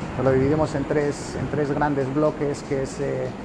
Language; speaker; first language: Spanish; native; Spanish